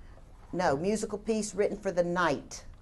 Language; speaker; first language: English; native; English